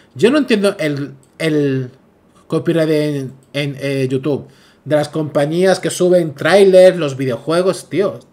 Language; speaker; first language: Spanish; native; Spanish